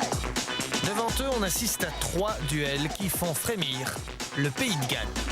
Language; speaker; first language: French; native; French